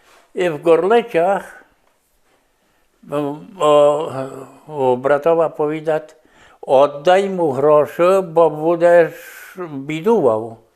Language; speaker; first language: Polish; non-native, local second language; Rusyn